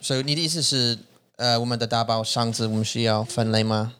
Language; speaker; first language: Chinese; non-native, learner; English